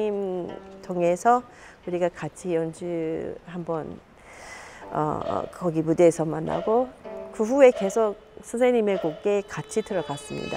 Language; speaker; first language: Korean; non-native, fluent; English